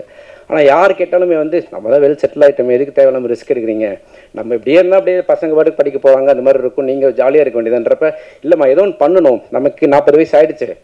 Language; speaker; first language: Tamil; native; Tamil